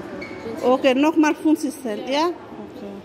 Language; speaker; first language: German; non-native, learner; Bangla